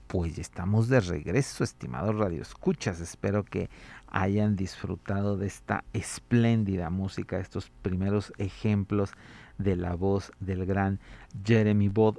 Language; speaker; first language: Spanish; native; Spanish